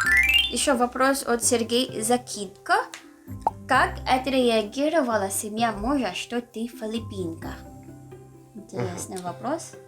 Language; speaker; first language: Russian; non-native, learner; Filipino